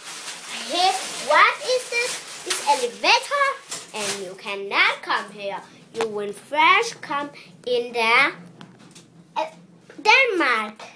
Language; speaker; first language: English; non-native, learner; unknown